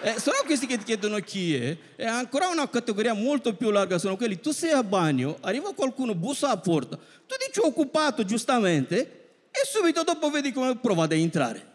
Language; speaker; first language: Italian; non-native, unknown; Romanian